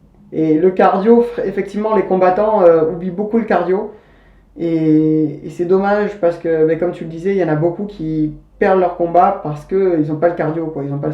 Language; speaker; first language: French; native; French